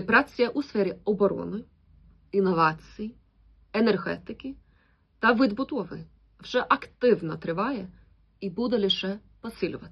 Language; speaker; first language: Ukrainian; non-native, fluent; Swedish